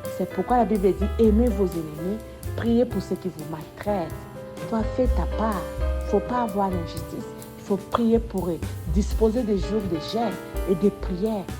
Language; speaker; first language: French; non-native, local second language; Lingala